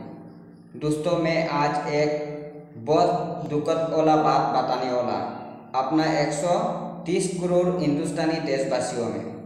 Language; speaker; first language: Hindi; non-native, local second language; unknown